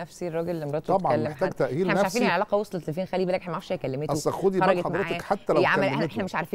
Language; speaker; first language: Arabic; native; Arabic